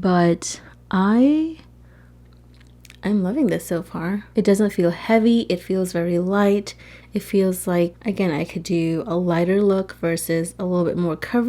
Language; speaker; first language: English; native; English